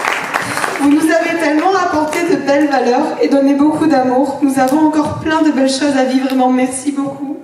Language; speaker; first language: French; native; French